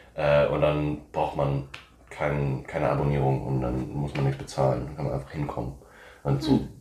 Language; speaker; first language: German; early bilingual, heritage; English